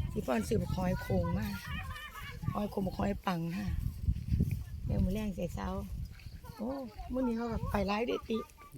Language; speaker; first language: Thai; native; Thai